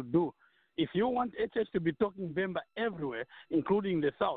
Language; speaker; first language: English; non-native, local second language; Nyanja